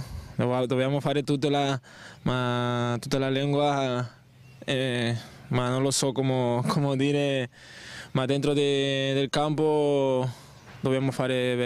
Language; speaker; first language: Italian; non-native, learner; Spanish